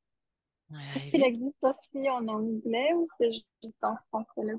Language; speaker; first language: French; non-native, fluent; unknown